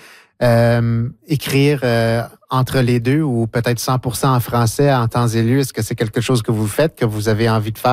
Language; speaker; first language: French; native; French